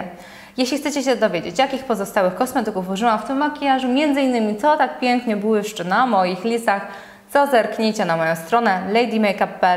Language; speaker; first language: Polish; native; Polish